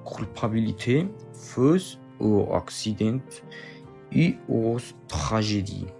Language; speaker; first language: French; non-native, learner; Spanish